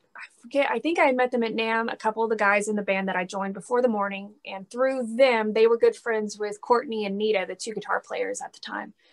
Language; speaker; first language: English; native; English